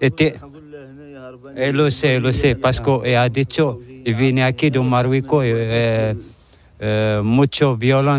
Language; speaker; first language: Spanish; non-native, learner; Arabic